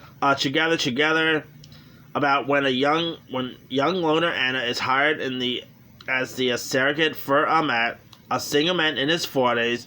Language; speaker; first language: English; native; English